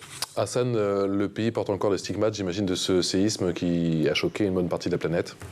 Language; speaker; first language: French; native; French